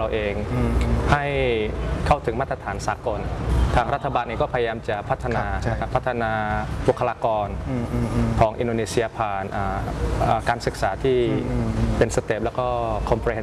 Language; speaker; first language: Thai; early bilingual, other home language; Indonesian